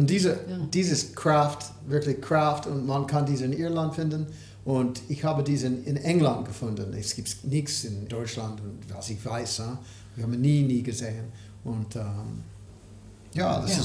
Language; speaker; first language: German; non-native, learner; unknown